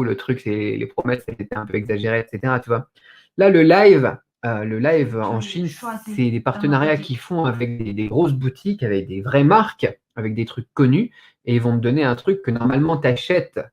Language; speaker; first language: French; native; French